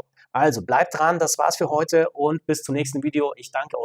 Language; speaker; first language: German; native; German